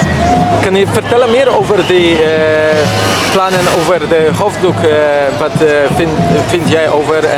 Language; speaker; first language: Dutch; non-native, learner; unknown